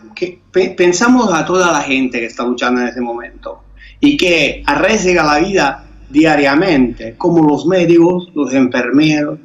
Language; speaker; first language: Spanish; non-native, fluent; Italian